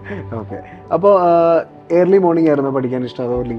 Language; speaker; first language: Malayalam; native; Malayalam